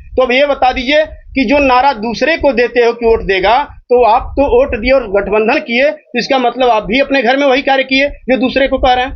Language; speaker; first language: Hindi; native; Hindi